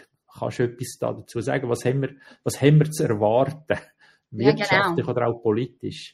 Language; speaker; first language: German; native; German